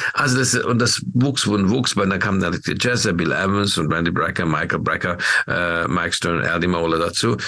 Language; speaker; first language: German; non-native, fluent; Hungarian